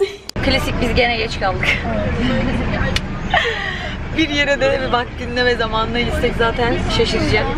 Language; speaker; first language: Turkish; native; Turkish